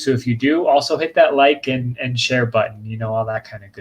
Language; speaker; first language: English; native; English